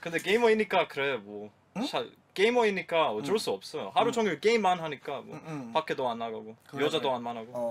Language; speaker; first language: Korean; non-native, learner; Croatian